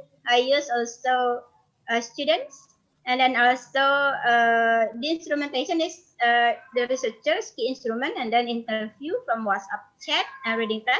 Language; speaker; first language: English; non-native, fluent; Indonesian